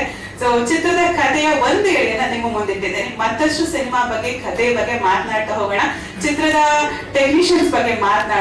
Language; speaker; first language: Kannada; native; Kannada